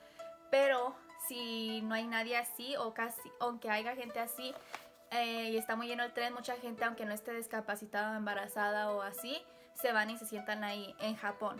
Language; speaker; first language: Spanish; early bilingual, heritage; Spanish